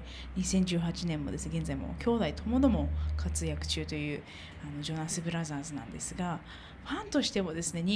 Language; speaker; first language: Japanese; native; Japanese